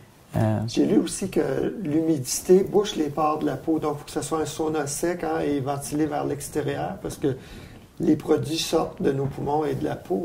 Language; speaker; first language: French; native; French